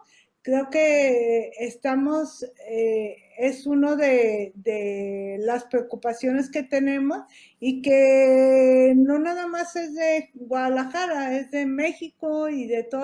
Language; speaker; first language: Spanish; native; Spanish